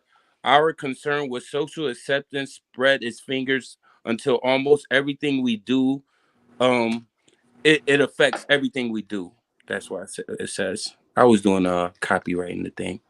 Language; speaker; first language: English; native; English